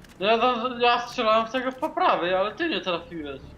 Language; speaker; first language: Polish; native; Polish